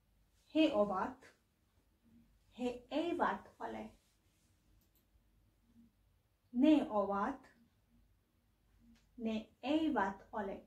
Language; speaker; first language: Finnish; non-native, learner; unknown